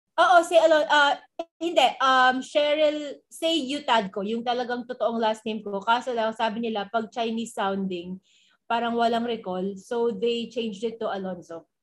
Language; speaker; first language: Filipino; native; Filipino